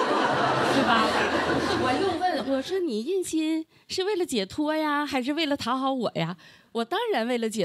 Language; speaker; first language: Chinese; native; Chinese